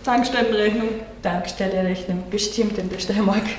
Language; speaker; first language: German; non-native, local second language; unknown